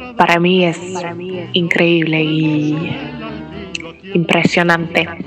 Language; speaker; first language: Spanish; non-native, fluent; English